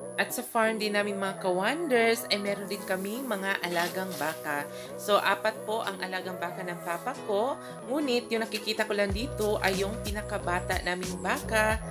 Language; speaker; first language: Filipino; non-native, local second language; Cebuano